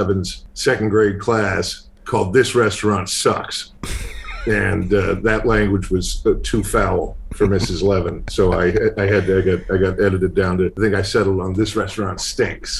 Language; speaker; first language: English; native; English